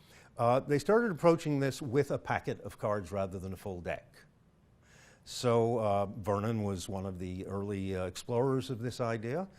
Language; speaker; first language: English; native; English